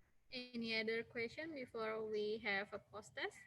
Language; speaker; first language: English; non-native, local second language; Indonesian